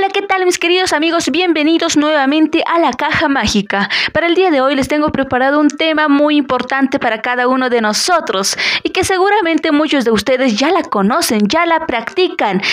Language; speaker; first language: Spanish; native; Spanish